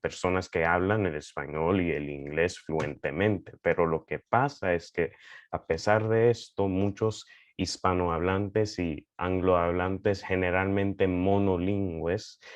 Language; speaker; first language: Spanish; early bilingual, heritage; Spanish